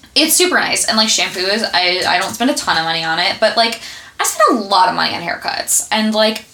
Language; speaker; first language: English; native; English